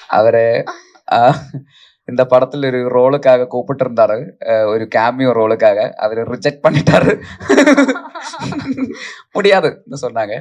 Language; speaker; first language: Tamil; non-native, local second language; Malayalam